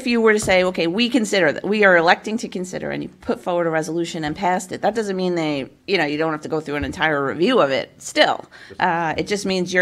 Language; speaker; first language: English; native; English